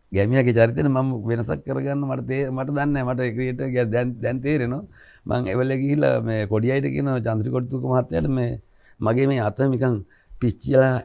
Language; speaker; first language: Sinhala; native; Sinhala